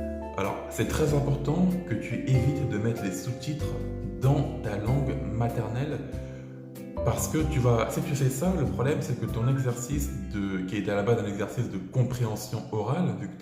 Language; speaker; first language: French; native; French